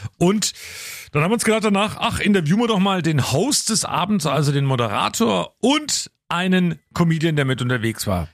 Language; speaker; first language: German; native; German